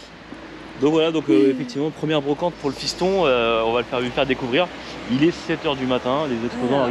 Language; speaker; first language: French; native; French